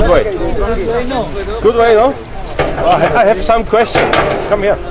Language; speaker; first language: English; non-native, learner; German